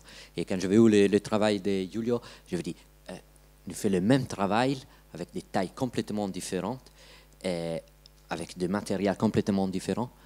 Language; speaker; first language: French; non-native, learner; Italian